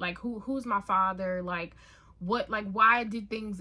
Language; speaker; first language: English; native; English